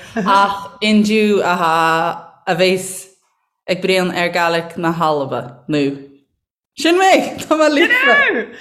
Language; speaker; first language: Irish; native; Irish